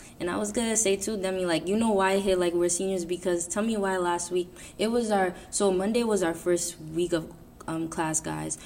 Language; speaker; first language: English; native; English